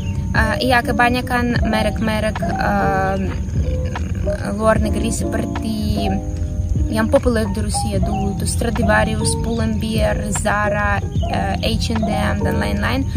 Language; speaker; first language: Indonesian; non-native, fluent; Russian